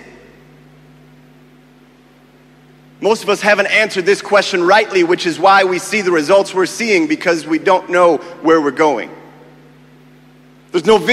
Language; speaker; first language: English; native; English